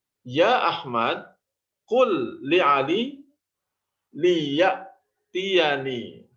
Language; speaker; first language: Arabic; non-native, fluent; Indonesian